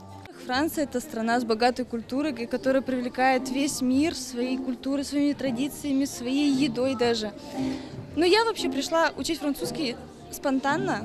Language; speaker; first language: Russian; native; Russian